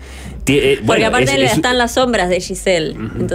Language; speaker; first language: Spanish; native; Spanish